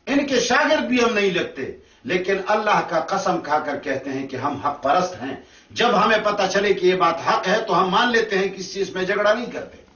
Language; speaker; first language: Urdu; non-native, local second language; Pashto